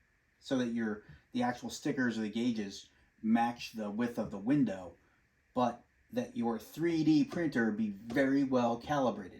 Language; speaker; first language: English; native; English